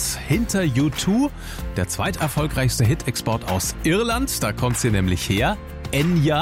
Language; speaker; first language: German; native; German